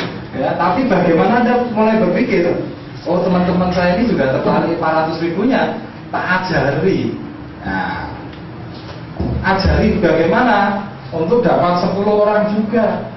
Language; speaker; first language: Indonesian; native; Indonesian